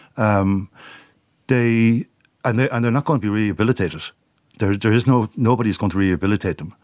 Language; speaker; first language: English; native; English